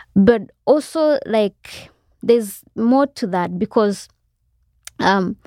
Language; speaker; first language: English; non-native, local second language; Kinyarwanda